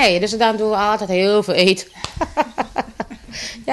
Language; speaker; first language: Dutch; non-native, fluent; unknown